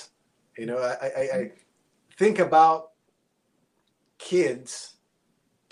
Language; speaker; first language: English; non-native, local second language; Yoruba